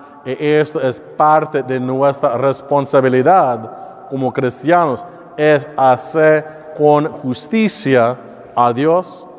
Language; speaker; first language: Spanish; non-native, learner; English